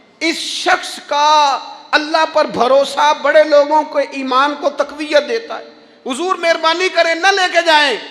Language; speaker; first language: Urdu; non-native, local second language; Punjabi